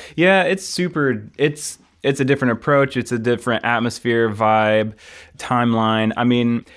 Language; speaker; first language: English; native; English